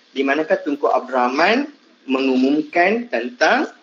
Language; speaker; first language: Malay; non-native, local second language; Tamil